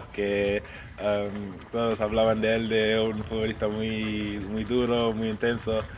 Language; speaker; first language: Spanish; non-native, fluent; English